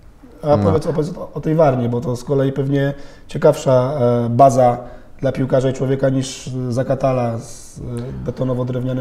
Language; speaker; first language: Polish; native; Polish